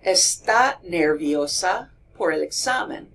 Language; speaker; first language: Spanish; non-native, fluent; English